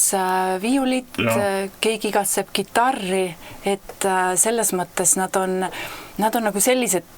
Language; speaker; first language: Estonian; native; Estonian